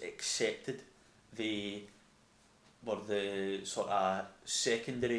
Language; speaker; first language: English; native; English